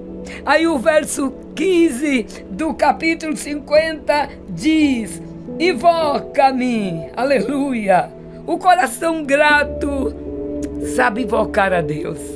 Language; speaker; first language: Portuguese; native; Portuguese